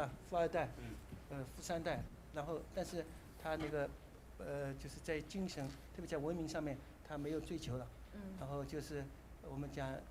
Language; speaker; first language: Chinese; native; Chinese